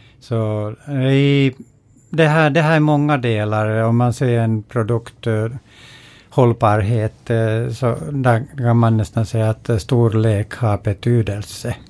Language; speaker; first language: Swedish; non-native, fluent; Finnish